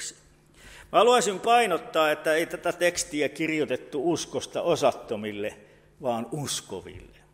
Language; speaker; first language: Finnish; native; Finnish